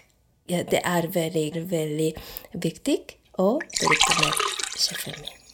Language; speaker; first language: Norwegian; non-native, learner; Japanese